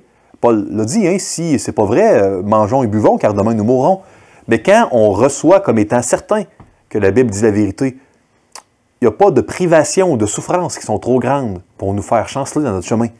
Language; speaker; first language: French; native; French